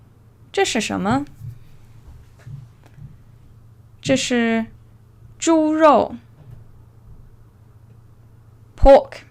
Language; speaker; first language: Chinese; non-native, fluent; English